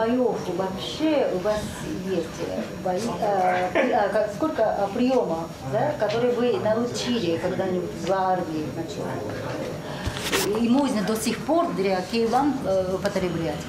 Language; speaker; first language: Russian; non-native, fluent; Japanese